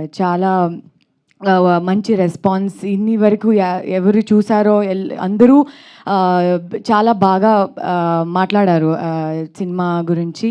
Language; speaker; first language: Telugu; non-native, learner; Kannada